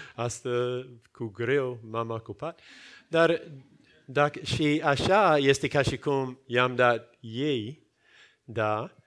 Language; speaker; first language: Romanian; non-native, fluent; English